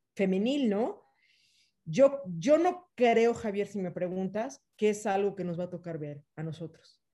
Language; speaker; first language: Spanish; native; Spanish